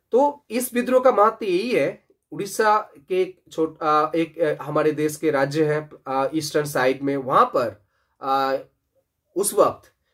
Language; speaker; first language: Hindi; non-native, local second language; Bangla